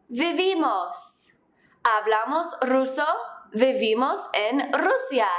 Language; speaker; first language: Spanish; non-native, fluent; English